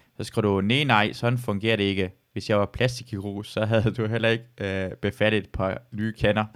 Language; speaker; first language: Danish; early bilingual, other home language; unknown